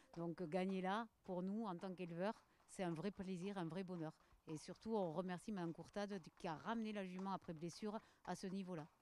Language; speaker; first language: French; native; French